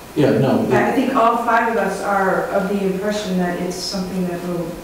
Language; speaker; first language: English; native; English